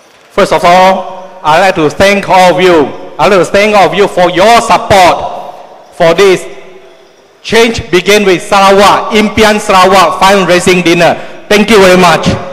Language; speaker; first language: English; non-native, local second language; Chinese